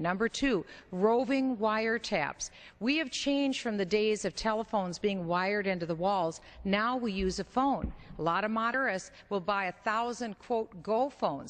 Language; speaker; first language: English; native; English